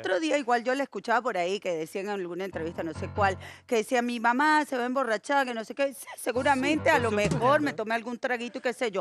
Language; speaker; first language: Spanish; native; Spanish